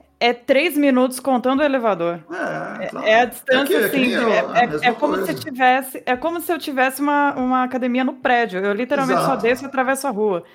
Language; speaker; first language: Portuguese; native; Portuguese